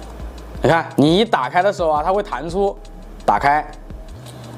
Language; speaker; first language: Chinese; native; Chinese